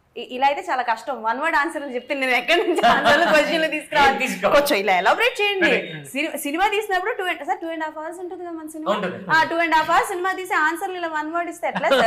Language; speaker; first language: Telugu; native; Telugu